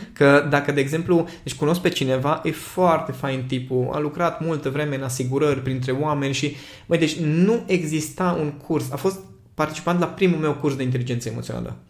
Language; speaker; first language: Romanian; non-native, local second language; Hungarian